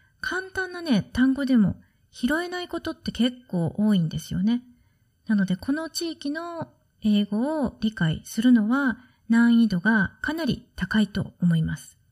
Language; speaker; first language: Japanese; native; Japanese